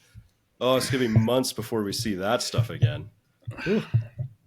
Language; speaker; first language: English; native; English